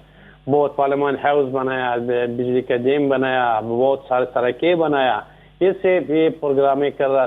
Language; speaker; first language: Hindi; non-native, learner; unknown